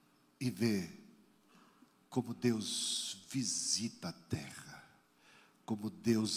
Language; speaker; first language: Portuguese; native; Portuguese